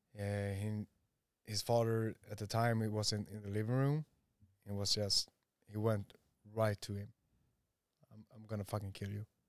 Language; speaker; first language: English; non-native, fluent; Swedish